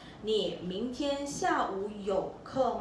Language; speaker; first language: Chinese; non-native, local second language; Malay